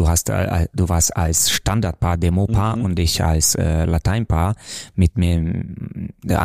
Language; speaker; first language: German; non-native, fluent; Romanian